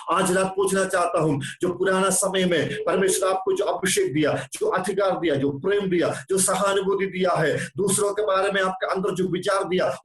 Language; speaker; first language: Hindi; non-native, local second language; Malayalam